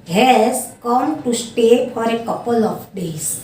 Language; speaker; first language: English; non-native, local second language; Gujarati